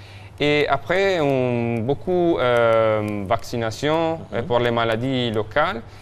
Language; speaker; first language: French; non-native, fluent; Italian